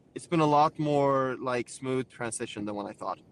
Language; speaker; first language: English; non-native, fluent; Swedish